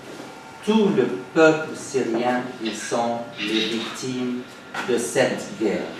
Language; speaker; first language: French; non-native, fluent; Arabic